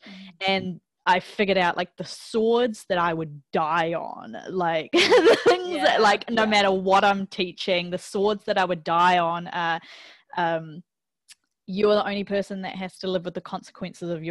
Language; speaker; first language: English; native; English